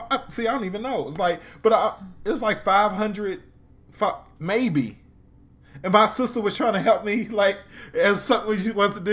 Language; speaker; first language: English; native; English